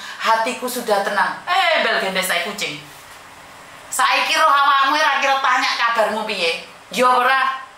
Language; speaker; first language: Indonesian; non-native, local second language; Javanese